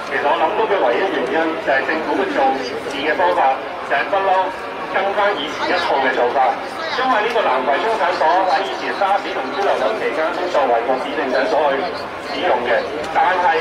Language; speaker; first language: Chinese; native; Chinese